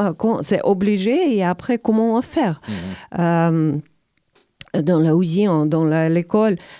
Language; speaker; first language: French; non-native, learner; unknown